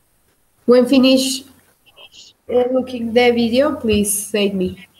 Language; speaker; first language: English; non-native, learner; Spanish